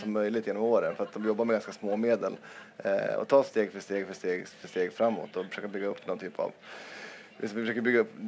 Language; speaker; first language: Swedish; native; Swedish